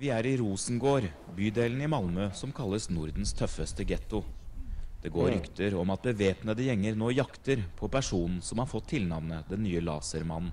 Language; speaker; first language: Norwegian; native; Norwegian